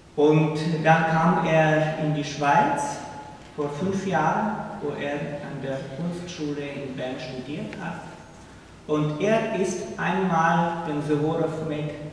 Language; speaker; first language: German; non-native, fluent; Russian